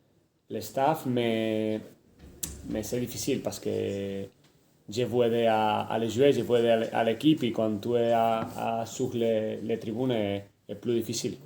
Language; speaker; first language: French; non-native, fluent; Spanish